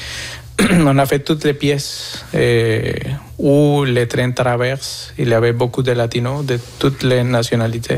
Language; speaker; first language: French; non-native, fluent; Spanish